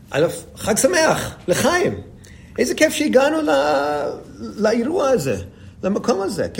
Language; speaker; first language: Hebrew; non-native, fluent; English